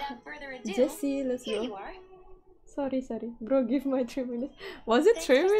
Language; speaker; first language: English; non-native, fluent; Indonesian